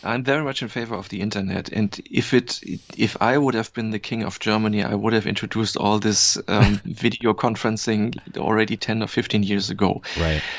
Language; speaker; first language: English; non-native, fluent; German